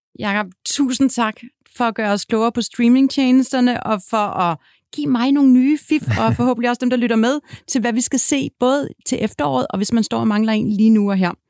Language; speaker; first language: Danish; native; Danish